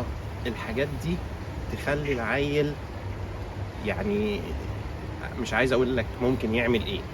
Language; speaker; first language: Arabic; native; Arabic